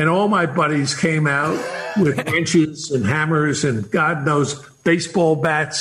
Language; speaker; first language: English; native; English